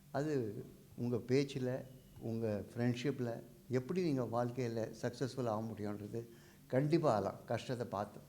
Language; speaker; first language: Tamil; non-native, local second language; Hindi